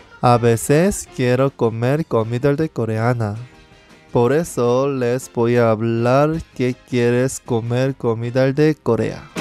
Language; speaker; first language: Spanish; non-native, learner; Korean